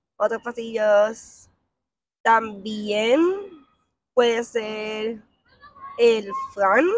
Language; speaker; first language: Spanish; native; Spanish